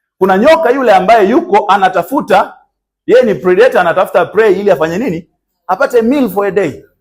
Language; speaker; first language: Swahili; native; Swahili